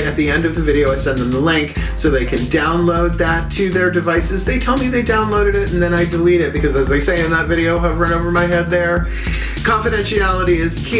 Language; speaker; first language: English; native; English